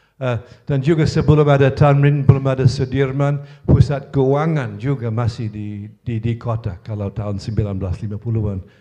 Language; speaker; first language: Indonesian; non-native, fluent; English